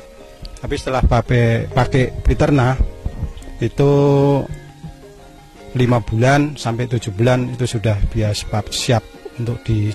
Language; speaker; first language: Indonesian; non-native, local second language; Javanese